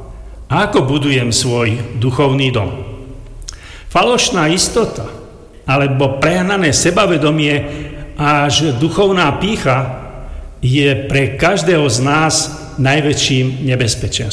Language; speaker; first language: Slovak; native; Slovak